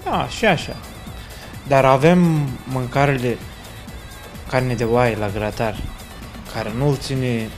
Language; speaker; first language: Romanian; non-native, learner; Turkish